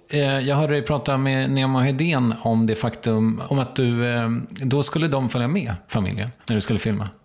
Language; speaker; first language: Swedish; native; Swedish